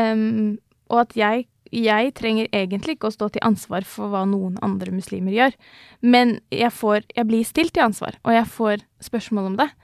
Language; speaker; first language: Norwegian; early bilingual, other home language; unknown